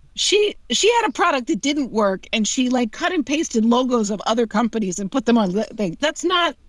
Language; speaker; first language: English; native; English